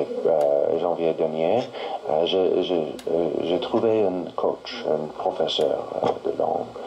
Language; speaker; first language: French; non-native, learner; English